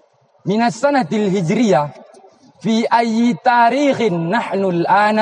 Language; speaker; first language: Arabic; non-native, learner; Indonesian